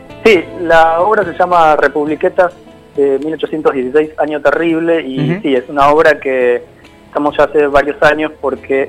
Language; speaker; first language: Spanish; native; Spanish